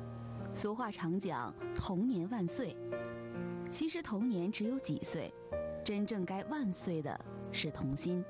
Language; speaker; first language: Chinese; native; Chinese